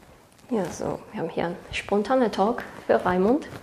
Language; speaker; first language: German; non-native, fluent; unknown